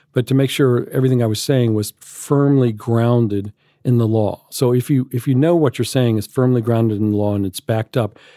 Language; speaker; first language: English; native; English